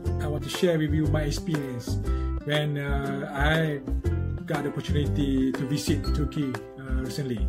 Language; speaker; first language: English; non-native, local second language; Malay